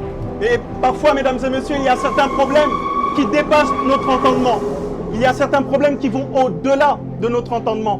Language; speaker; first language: French; native; French